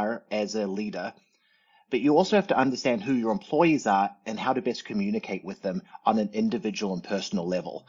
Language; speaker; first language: English; native; English